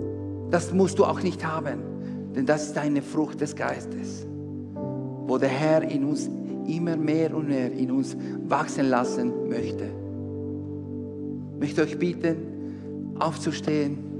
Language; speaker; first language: German; non-native, fluent; Spanish